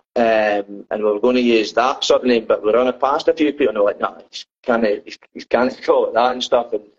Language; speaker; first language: English; native; English